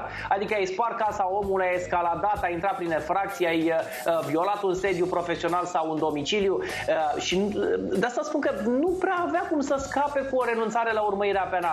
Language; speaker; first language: Romanian; native; Romanian